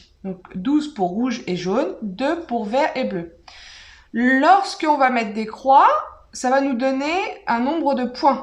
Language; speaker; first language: French; native; French